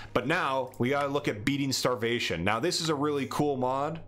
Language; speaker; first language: English; native; English